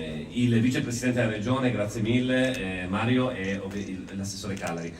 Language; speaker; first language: Italian; native; Italian